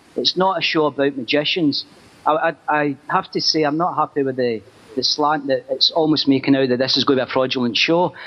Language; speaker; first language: English; native; English